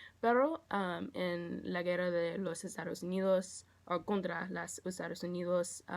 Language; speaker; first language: Spanish; non-native, learner; English